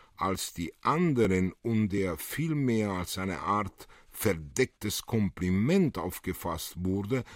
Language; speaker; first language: German; early bilingual, other home language; Italian